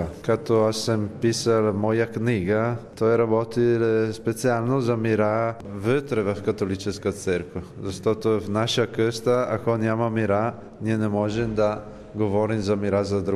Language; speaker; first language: Bulgarian; non-native, learner; Italian